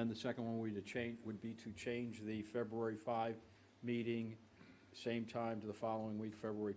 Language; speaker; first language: English; native; English